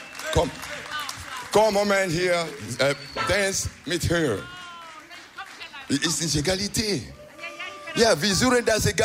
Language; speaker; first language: English; non-native, learner; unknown